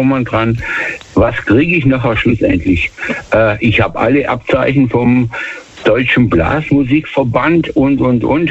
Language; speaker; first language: German; native; German